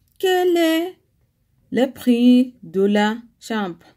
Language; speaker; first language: French; non-native, learner; Arabic